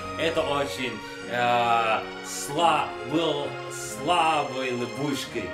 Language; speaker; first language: Russian; non-native, learner; English